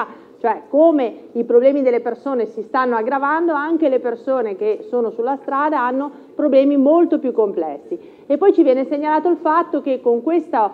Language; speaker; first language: Italian; native; Italian